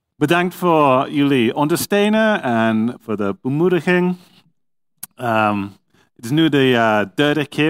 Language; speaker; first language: Dutch; non-native, learner; English